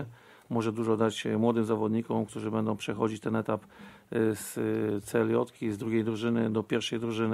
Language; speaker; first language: Polish; native; Polish